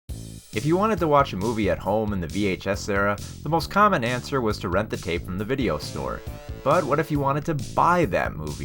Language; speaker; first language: English; native; English